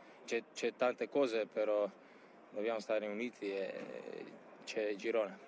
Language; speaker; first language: Italian; non-native, fluent; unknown